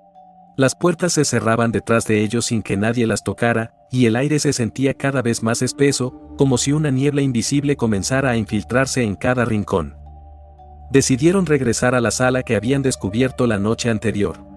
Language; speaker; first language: Spanish; native; Spanish